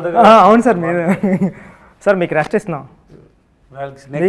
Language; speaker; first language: Telugu; native; Telugu